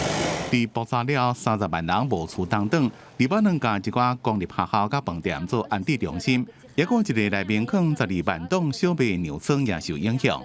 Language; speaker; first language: Chinese; native; Chinese